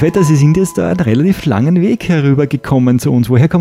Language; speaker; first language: German; native; German